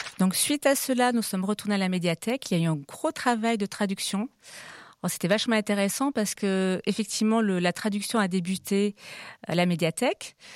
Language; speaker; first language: French; native; French